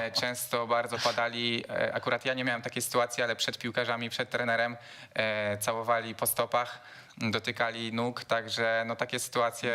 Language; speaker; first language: Polish; native; Polish